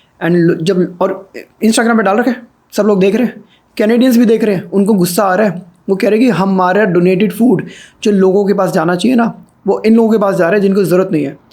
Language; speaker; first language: Hindi; native; Hindi